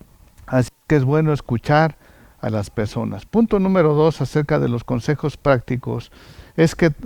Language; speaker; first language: Spanish; native; Spanish